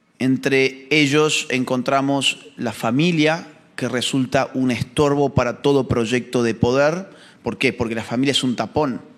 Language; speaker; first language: Spanish; native; Spanish